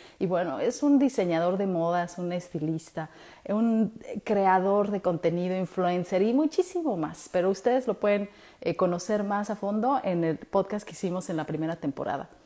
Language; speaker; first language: Spanish; native; Spanish